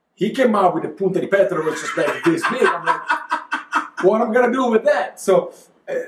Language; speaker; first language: English; non-native, fluent; Italian